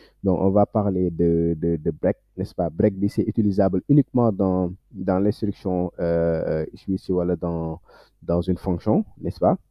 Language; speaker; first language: French; non-native, local second language; Wolof